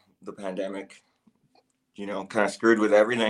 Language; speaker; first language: English; native; English